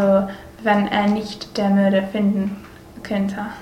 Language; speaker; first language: German; non-native, learner; English